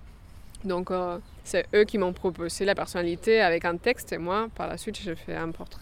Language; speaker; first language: French; non-native, fluent; Spanish